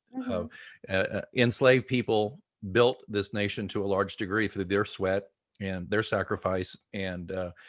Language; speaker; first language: English; native; English